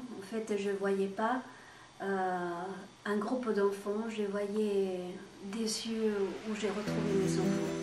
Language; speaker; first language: French; non-native, fluent; Spanish